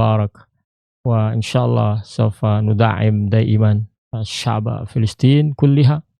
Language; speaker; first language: Arabic; non-native, fluent; Indonesian